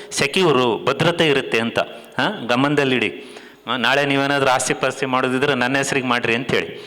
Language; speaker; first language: Kannada; native; Kannada